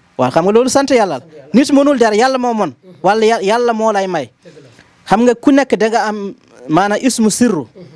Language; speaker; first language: Wolof; non-native, local second language; Fula